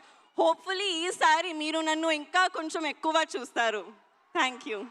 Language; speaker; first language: Telugu; non-native, learner; Hindi